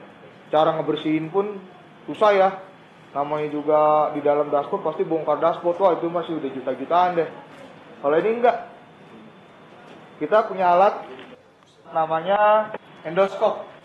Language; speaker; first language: Malay; native; Malay